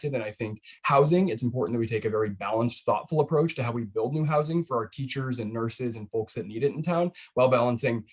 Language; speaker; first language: English; native; English